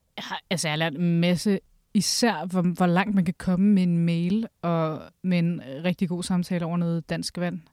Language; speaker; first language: Danish; early bilingual, other home language; Kurdish